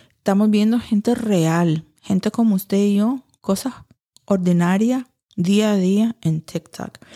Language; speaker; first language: Spanish; early bilingual, heritage; Spanish